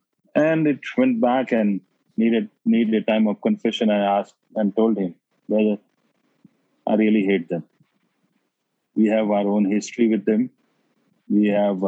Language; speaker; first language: English; non-native, local second language; Hindi